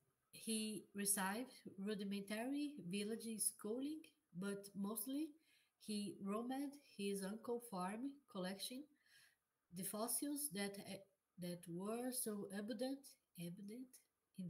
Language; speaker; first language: English; non-native, learner; Portuguese